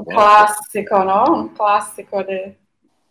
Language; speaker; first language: Spanish; non-native, fluent; Portuguese